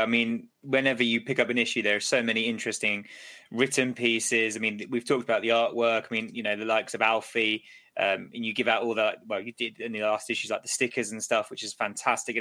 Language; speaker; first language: English; native; English